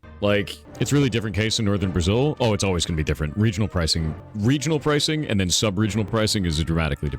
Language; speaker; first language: English; native; English